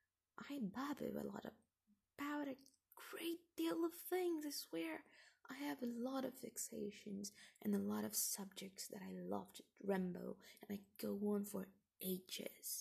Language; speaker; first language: English; non-native, fluent; Portuguese